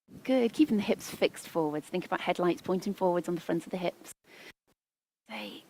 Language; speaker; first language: English; native; English